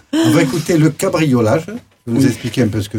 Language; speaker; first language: French; native; French